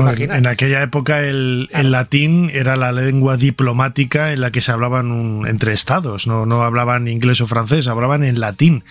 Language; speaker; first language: Spanish; native; Spanish